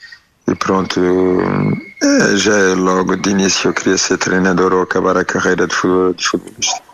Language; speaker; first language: Portuguese; early bilingual, heritage; French